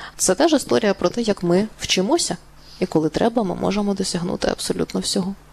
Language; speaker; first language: Ukrainian; native; Ukrainian